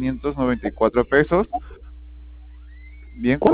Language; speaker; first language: Spanish; native; Spanish